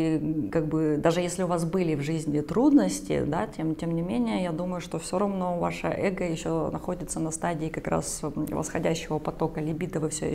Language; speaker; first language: Russian; native; Russian